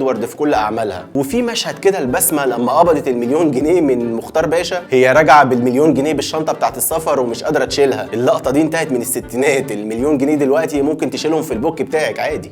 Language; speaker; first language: Arabic; native; Arabic